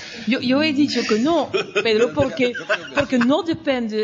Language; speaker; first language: Spanish; non-native, fluent; Dutch